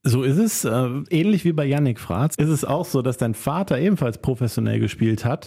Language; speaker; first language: German; native; German